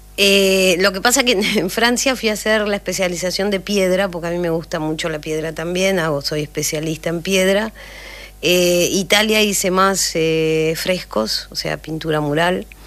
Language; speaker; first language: Spanish; native; Spanish